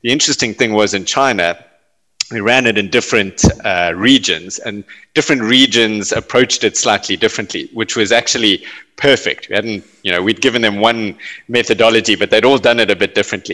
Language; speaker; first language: English; native; English